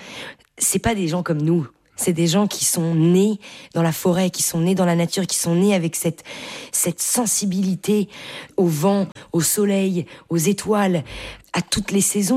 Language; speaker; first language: French; native; French